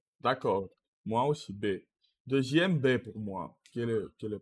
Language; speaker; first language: French; non-native, learner; Russian